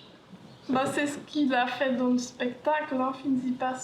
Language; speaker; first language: French; native; French